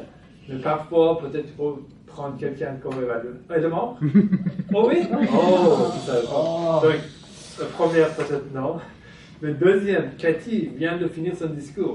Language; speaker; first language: French; non-native, fluent; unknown